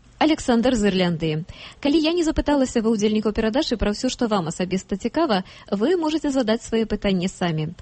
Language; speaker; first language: Belarusian; native; Belarusian